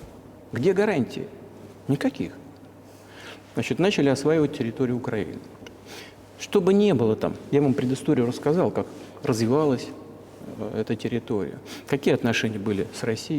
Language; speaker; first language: Russian; native; Russian